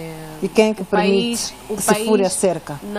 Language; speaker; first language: Portuguese; native; Portuguese